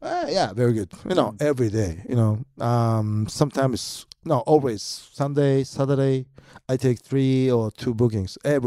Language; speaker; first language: English; non-native, learner; Japanese